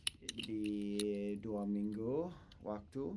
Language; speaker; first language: Indonesian; non-native, learner; English